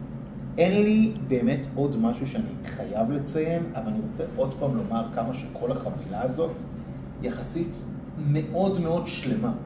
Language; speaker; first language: Hebrew; native; Hebrew